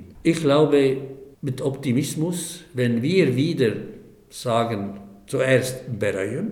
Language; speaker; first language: German; non-native, fluent; Arabic